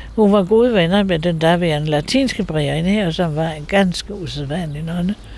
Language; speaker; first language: Danish; native; Danish